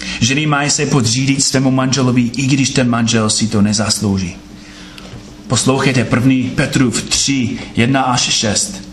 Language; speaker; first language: Czech; non-native, fluent; English